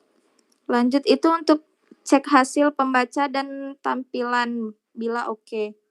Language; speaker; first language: Indonesian; native; Indonesian